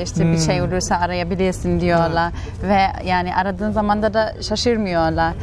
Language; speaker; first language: Turkish; non-native, fluent; German